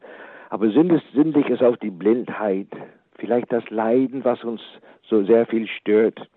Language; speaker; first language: German; non-native, fluent; English